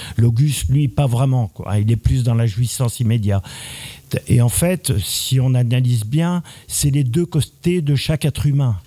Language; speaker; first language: French; native; French